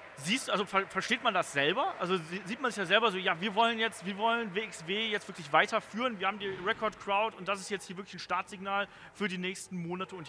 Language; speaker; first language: German; native; German